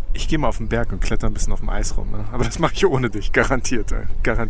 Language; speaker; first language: German; native; German